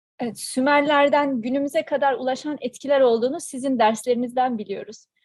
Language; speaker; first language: Turkish; native; Turkish